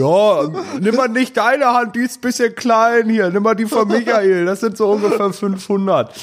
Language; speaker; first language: German; native; German